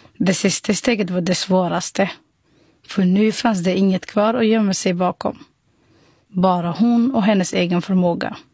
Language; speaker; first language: Swedish; non-native, fluent; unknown